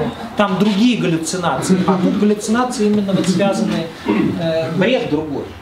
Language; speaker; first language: Russian; native; Russian